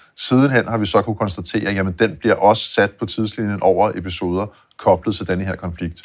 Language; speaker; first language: Danish; native; Danish